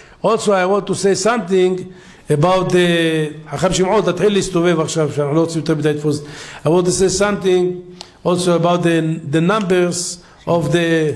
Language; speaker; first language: English; non-native, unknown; Hebrew